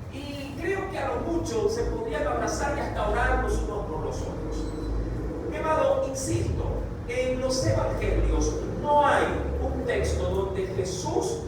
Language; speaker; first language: Spanish; native; Spanish